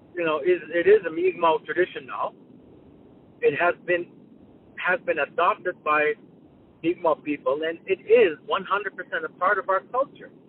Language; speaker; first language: English; non-native, fluent; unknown